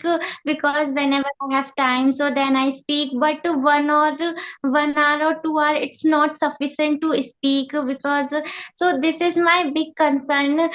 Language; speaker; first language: English; non-native, learner; Hindi